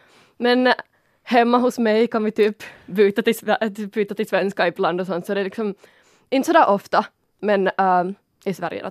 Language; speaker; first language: Swedish; non-native, local second language; Finnish